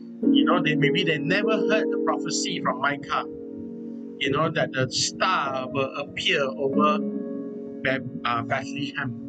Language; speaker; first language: English; native; English